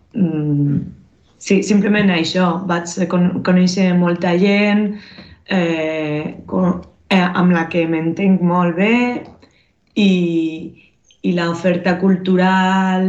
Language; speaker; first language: Catalan; non-native, fluent; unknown